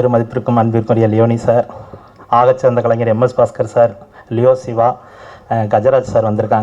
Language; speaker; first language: Tamil; native; Tamil